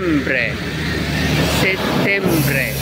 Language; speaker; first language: Italian; non-native, fluent; Arabic